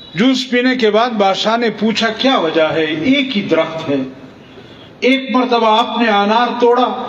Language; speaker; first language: Urdu; non-native, local second language; Pashto